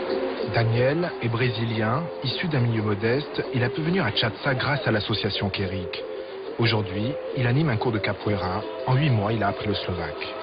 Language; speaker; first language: French; native; French